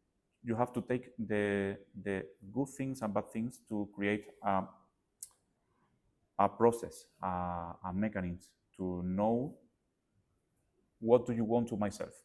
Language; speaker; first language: English; non-native, learner; Spanish